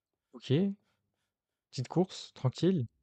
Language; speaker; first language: French; native; French